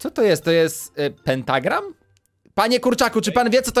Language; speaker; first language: Polish; native; Polish